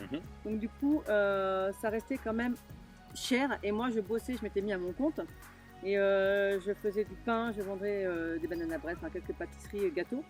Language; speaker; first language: French; native; French